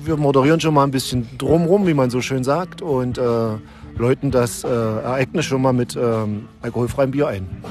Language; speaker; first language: German; native; German